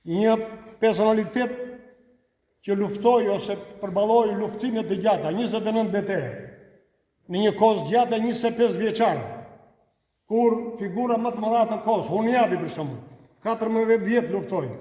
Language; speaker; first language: Albanian; native; Albanian